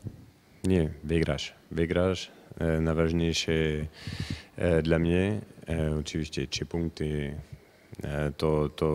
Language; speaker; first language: Polish; non-native, learner; French